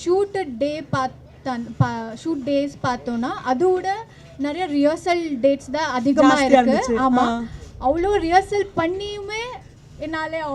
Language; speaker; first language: Tamil; non-native, fluent; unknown